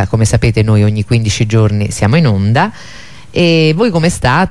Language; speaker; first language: Italian; native; Italian